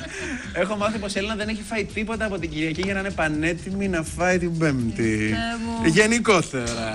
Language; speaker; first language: Greek; native; Greek